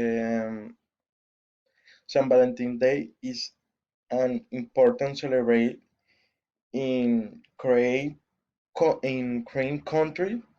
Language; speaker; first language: English; non-native, learner; Spanish